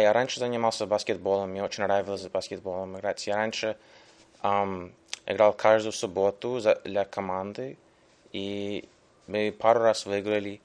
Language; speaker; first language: Russian; early bilingual, heritage; English